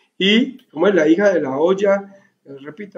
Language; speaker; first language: Spanish; native; Spanish